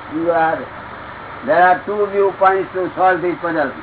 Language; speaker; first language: English; non-native, local second language; Gujarati